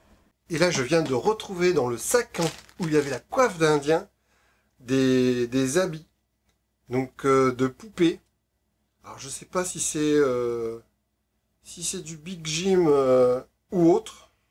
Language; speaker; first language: French; native; French